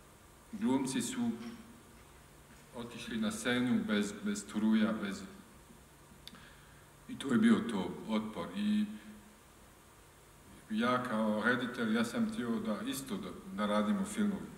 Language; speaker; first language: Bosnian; non-native, learner; French